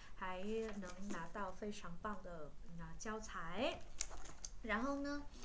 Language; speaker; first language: Chinese; non-native, fluent; Vietnamese